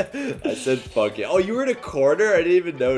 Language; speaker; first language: English; native; English